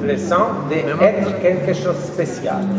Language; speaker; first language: French; non-native, learner; Polish